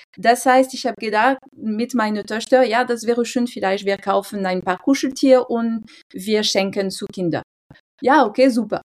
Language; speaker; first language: German; non-native, fluent; French